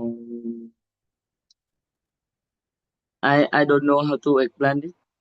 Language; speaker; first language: English; non-native, learner; Vietnamese